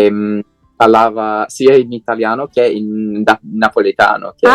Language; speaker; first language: Italian; non-native, fluent; English